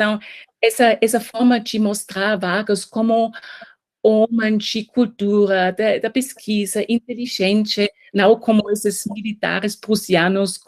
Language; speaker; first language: Portuguese; non-native, fluent; German